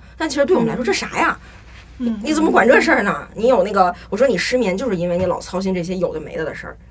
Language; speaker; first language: Chinese; native; Chinese